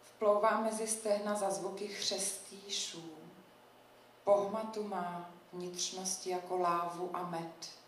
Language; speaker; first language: Czech; native; Czech